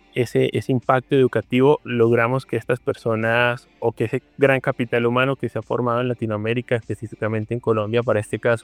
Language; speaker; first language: Spanish; native; Spanish